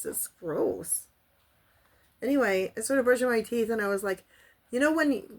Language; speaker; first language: English; native; English